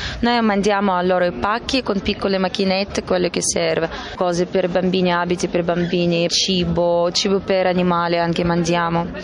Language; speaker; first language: Italian; non-native, fluent; Russian